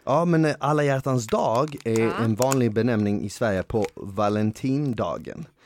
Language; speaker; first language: Swedish; native; Swedish